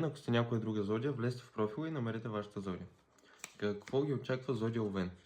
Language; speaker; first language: Bulgarian; native; Bulgarian